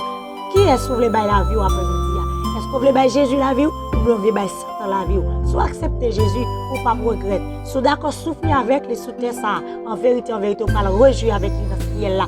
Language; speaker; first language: French; non-native, learner; Haitian Creole